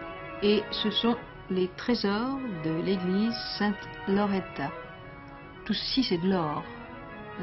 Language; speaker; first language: French; native; French